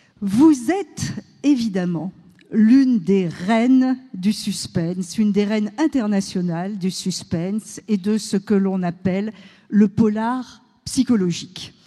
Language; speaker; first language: French; native; French